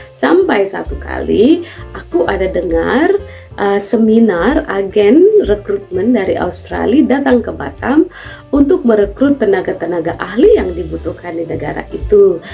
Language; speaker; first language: Indonesian; native; Indonesian